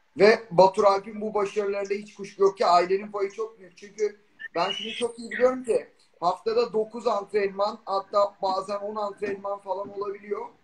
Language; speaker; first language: Turkish; native; Turkish